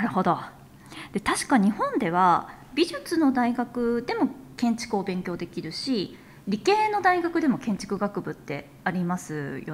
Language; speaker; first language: Japanese; native; Japanese